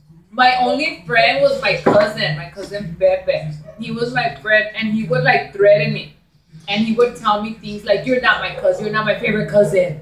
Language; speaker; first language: English; early bilingual, other home language; Spanish